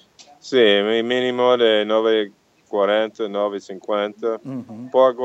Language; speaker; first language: Portuguese; non-native, fluent; English